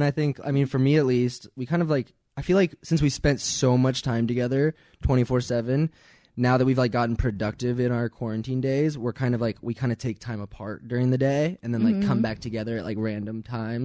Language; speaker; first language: English; native; English